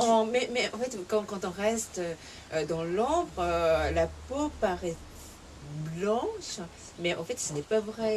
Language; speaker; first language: French; non-native, fluent; Japanese